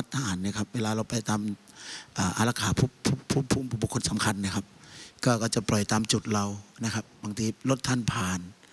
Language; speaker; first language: Thai; native; Thai